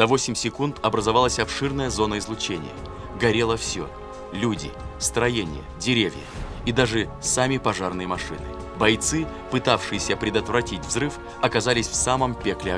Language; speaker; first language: Russian; native; Russian